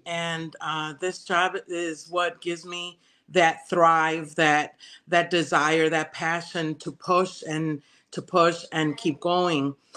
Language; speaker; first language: English; early bilingual, other home language; Spanish